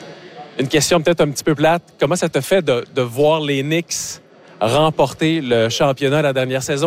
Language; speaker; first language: French; native; French